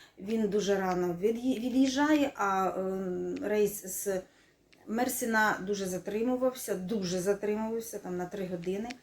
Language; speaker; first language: Ukrainian; non-native, local second language; Russian